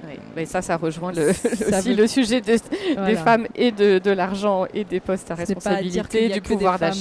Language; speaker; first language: French; native; French